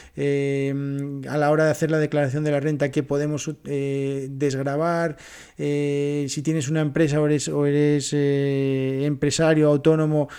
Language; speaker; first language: Spanish; native; Spanish